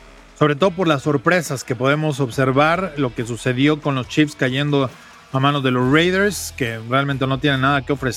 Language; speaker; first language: Spanish; native; Spanish